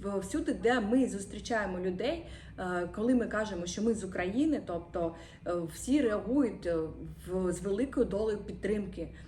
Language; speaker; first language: Ukrainian; native; Ukrainian